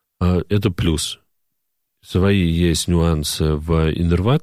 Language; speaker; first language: Russian; native; Russian